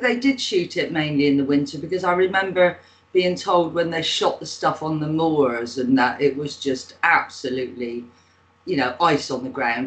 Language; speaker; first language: English; native; English